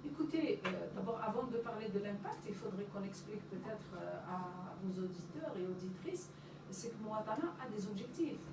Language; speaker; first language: French; non-native, local second language; Arabic